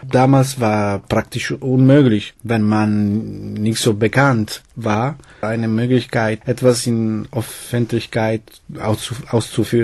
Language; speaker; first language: German; non-native, learner; Italian